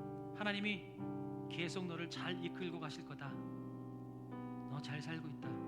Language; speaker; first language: Korean; native; Korean